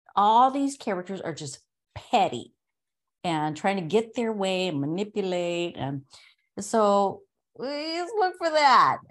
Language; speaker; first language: English; native; English